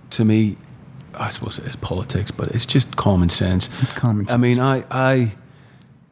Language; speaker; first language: English; native; English